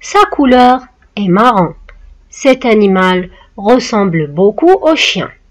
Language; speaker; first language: French; non-native, local second language; Arabic